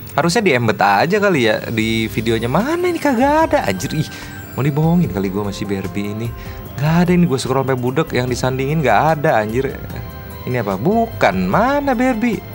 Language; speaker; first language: Indonesian; native; Indonesian